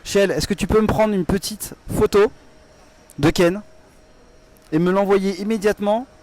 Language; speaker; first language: French; native; French